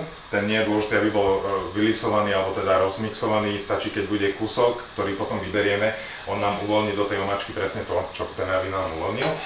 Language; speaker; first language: Slovak; native; Slovak